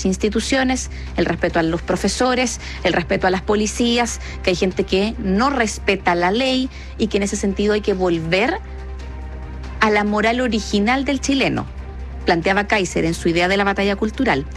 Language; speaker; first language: Spanish; native; Spanish